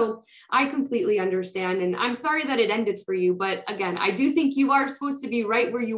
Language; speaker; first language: English; non-native, fluent; Polish